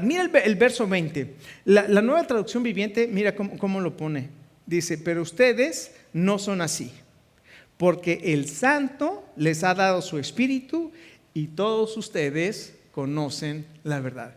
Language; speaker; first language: Spanish; native; Spanish